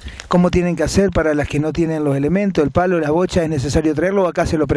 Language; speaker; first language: Spanish; native; Spanish